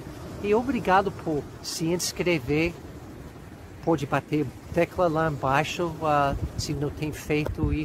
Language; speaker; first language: Portuguese; non-native, fluent; English